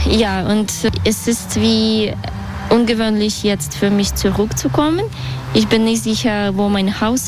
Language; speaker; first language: German; non-native, fluent; Russian